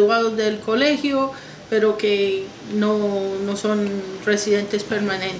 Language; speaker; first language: Spanish; non-native, fluent; English